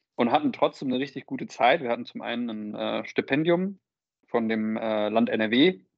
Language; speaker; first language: German; native; German